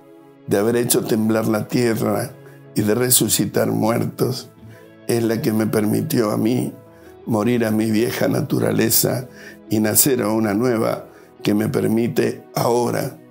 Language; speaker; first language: Spanish; native; Spanish